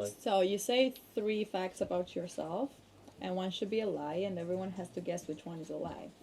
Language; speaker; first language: English; non-native, fluent; Georgian